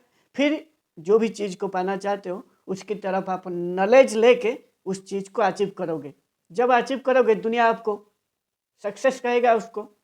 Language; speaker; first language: Hindi; non-native, local second language; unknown